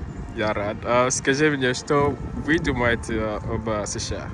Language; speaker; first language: Russian; non-native, learner; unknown